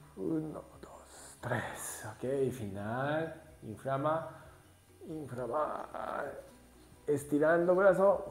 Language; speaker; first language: Spanish; non-native, learner; Japanese